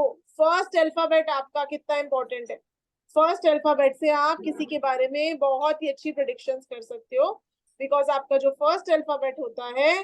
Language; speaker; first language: Hindi; native; Hindi